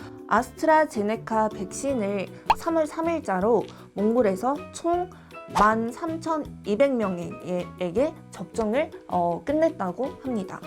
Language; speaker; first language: Korean; non-native, fluent; Mongolian